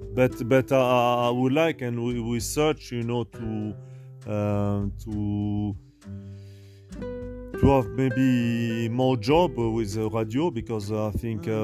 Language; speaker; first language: English; non-native, learner; French